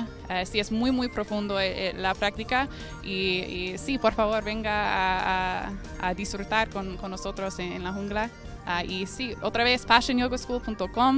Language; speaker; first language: Spanish; non-native, fluent; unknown